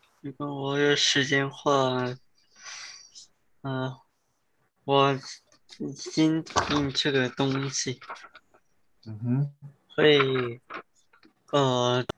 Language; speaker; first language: Chinese; early bilingual, heritage; Chinese